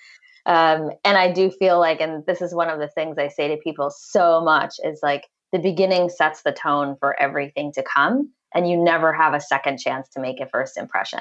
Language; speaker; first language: English; native; English